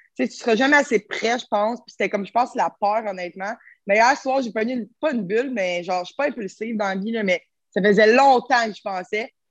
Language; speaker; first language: French; native; French